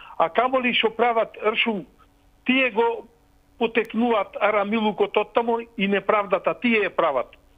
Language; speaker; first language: Macedonian; native; Macedonian